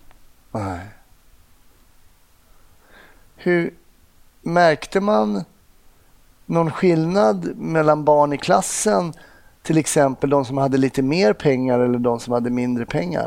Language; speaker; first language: Swedish; native; Swedish